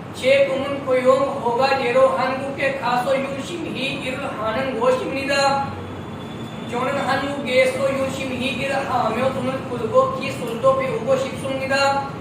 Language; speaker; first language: Korean; non-native, learner; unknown